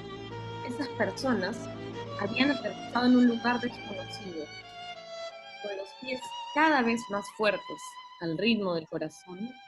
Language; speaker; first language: Spanish; native; Spanish